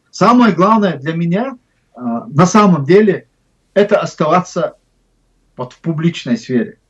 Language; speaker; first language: Russian; non-native, local second language; Chechen